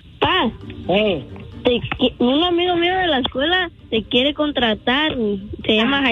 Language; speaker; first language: Spanish; early bilingual, heritage; Spanish